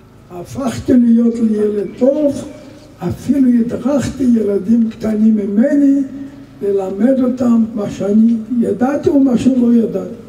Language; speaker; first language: Hebrew; non-native, fluent; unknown